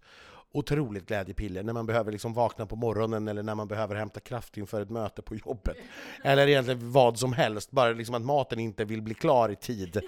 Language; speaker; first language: Swedish; native; Swedish